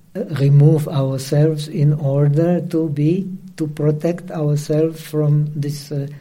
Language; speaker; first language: English; non-native, fluent; Czech